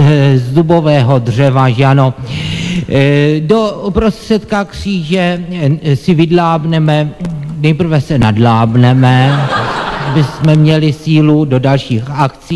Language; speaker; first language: Czech; native; Czech